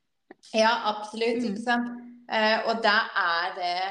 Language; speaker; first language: Norwegian; non-native, fluent; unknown